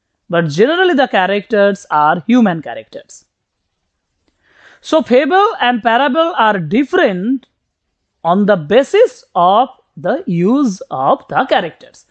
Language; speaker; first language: English; non-native, local second language; Bangla